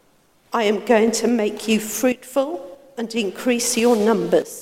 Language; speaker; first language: English; native; English